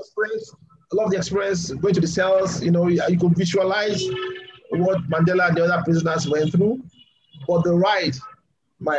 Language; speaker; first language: English; non-native, local second language; Yoruba